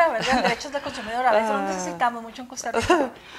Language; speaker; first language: Spanish; native; Spanish